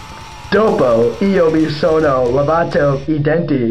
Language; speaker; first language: Italian; non-native, learner; English